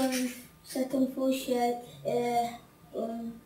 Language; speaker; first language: French; non-native, learner; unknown